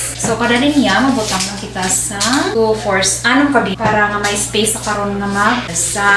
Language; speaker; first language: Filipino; non-native, local second language; Hiligaynon